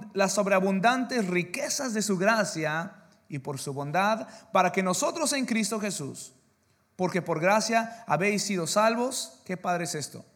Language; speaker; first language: Spanish; early bilingual, heritage; English